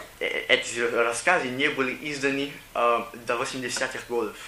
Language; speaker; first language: Russian; non-native, learner; English